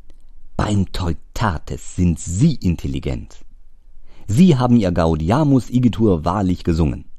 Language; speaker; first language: German; native; German